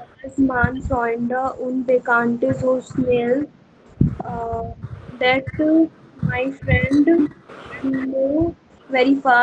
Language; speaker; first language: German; non-native, learner; Hindi